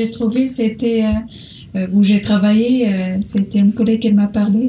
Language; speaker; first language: French; non-native, learner; Portuguese